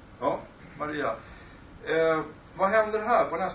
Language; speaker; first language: Swedish; native; Swedish